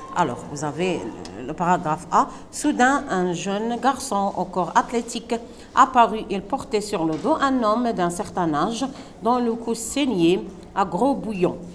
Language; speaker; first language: French; non-native, local second language; Arabic